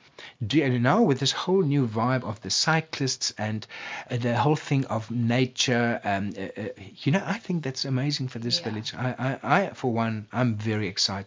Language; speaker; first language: English; non-native, local second language; Afrikaans